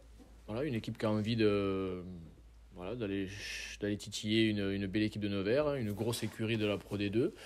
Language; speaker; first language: French; native; French